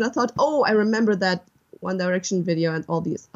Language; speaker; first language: English; non-native, fluent; German